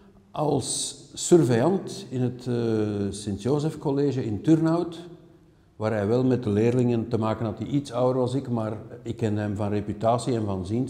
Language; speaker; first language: Dutch; native; Dutch